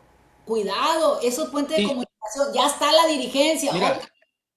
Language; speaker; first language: Spanish; native; Spanish